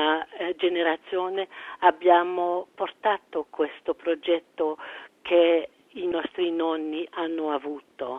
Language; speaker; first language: Italian; early bilingual, heritage; French